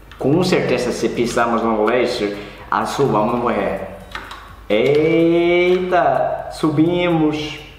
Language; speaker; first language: Portuguese; non-native, learner; English